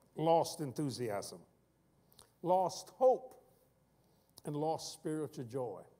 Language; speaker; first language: English; native; English